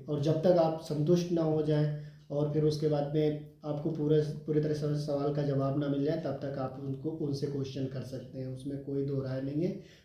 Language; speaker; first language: Hindi; native; Hindi